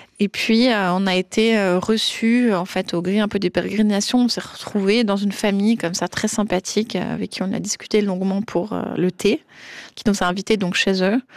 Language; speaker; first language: French; native; French